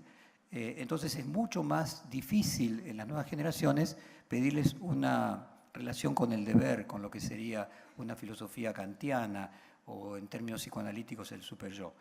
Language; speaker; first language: Spanish; native; Spanish